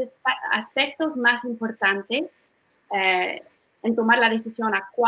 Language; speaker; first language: Spanish; non-native, fluent; English